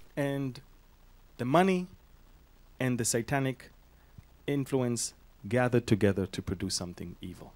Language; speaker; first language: English; non-native, fluent; Hebrew